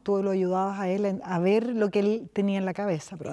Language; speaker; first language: Spanish; native; Spanish